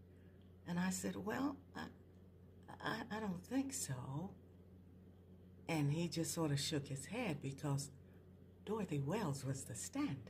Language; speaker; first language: English; native; English